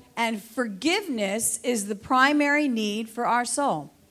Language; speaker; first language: English; native; English